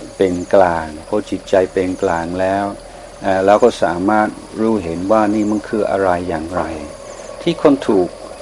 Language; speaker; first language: Thai; non-native, fluent; English